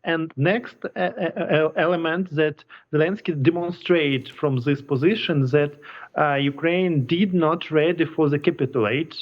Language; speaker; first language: English; non-native, learner; Ukrainian